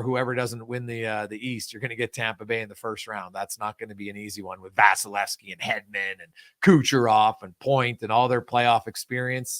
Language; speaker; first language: English; native; English